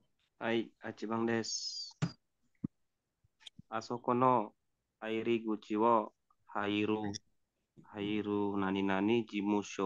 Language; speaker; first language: Japanese; non-native, learner; Indonesian